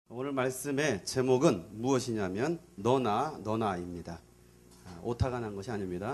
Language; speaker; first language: Korean; native; Korean